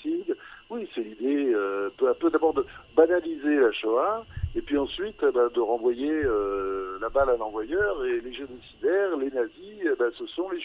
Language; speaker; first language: French; native; French